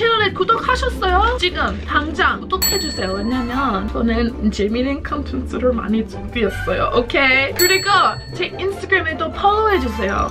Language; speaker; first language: Korean; non-native, learner; English